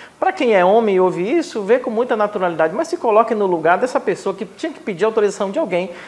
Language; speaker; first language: Portuguese; non-native, local second language; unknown